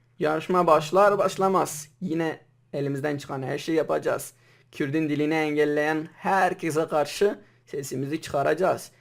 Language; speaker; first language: Turkish; non-native, local second language; Kurdish